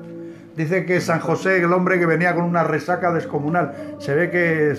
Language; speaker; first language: Spanish; native; Spanish